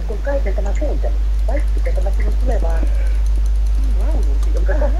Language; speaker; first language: Finnish; native; Finnish